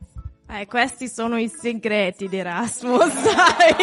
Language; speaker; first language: Italian; non-native, fluent; German